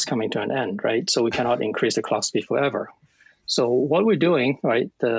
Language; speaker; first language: English; non-native, local second language; Cantonese